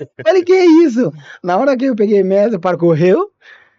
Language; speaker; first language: Portuguese; non-native, learner; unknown